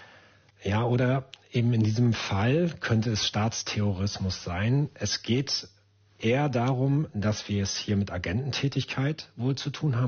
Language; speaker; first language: German; native; German